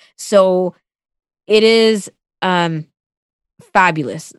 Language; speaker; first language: English; non-native, fluent; Tamil